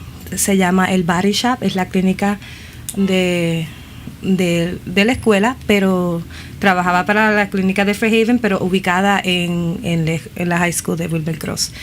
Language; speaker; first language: Spanish; early bilingual, other home language; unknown